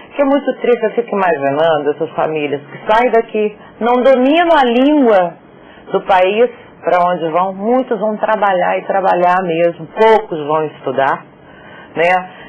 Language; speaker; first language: Portuguese; native; Portuguese